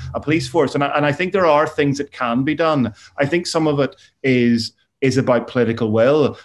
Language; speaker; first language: English; native; English